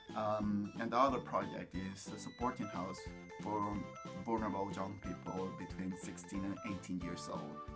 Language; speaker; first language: English; non-native, fluent; Spanish